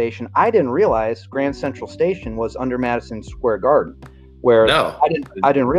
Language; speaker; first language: English; native; English